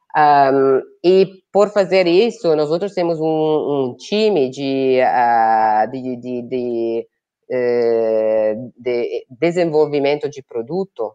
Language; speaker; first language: Portuguese; non-native, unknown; Italian